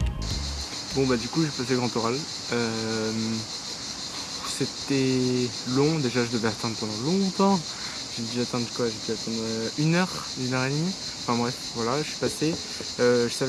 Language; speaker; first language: French; native; French